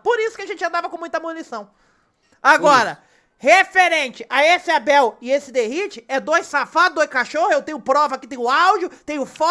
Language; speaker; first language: Portuguese; native; Portuguese